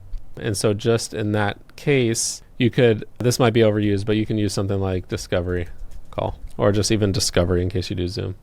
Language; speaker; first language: English; native; English